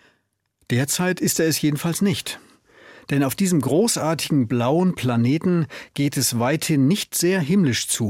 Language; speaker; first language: German; native; German